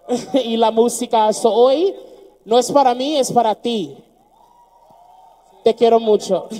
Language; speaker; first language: Spanish; non-native, learner; English